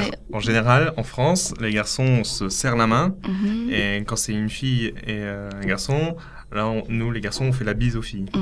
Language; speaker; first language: French; native; French